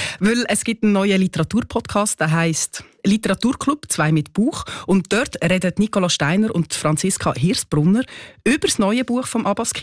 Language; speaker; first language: German; native; German